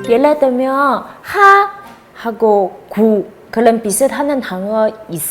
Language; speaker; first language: Korean; non-native, fluent; Chinese